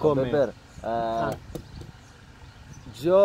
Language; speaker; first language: Spanish; non-native, learner; English